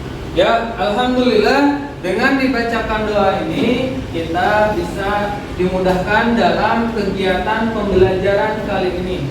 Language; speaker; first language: Indonesian; non-native, local second language; Sundanese